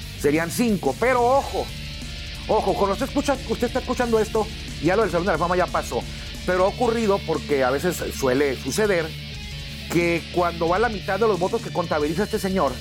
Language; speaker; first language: Spanish; native; Spanish